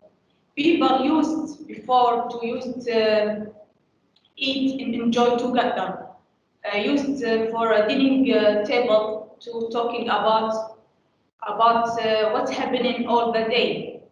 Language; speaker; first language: English; non-native, learner; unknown